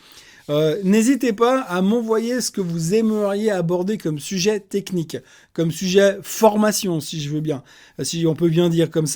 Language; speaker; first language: French; native; French